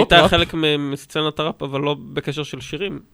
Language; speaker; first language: Hebrew; native; Hebrew